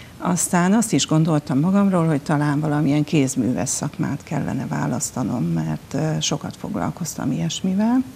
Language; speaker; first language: Hungarian; native; Hungarian